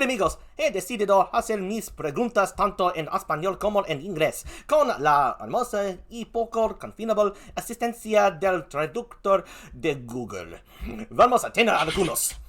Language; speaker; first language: Spanish; non-native, learner; English